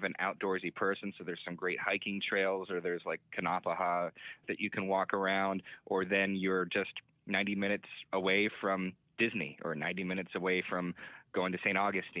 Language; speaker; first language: English; native; English